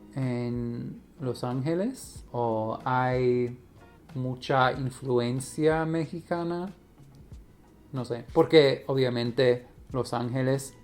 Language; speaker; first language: Spanish; non-native, learner; English